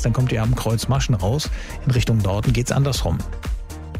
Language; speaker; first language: German; native; German